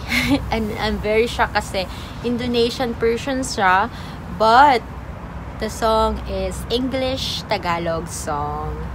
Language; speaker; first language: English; non-native, local second language; Filipino